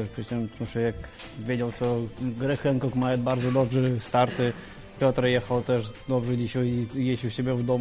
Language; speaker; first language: Polish; non-native, learner; Russian